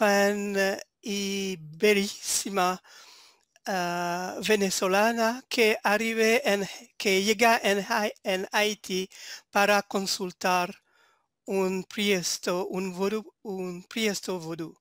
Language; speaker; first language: Spanish; non-native, fluent; French